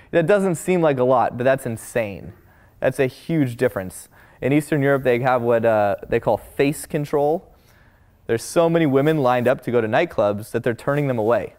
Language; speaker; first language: English; native; English